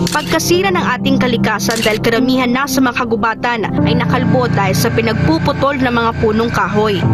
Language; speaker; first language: Filipino; native; Filipino